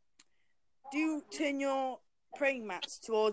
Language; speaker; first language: English; native; English